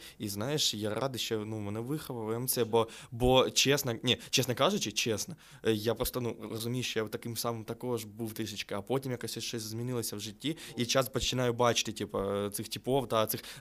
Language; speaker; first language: Ukrainian; non-native, local second language; Russian